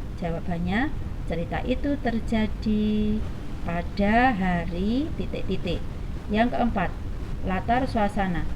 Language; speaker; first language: Indonesian; native; Indonesian